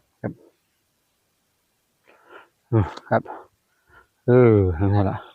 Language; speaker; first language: Thai; non-native, local second language; Lao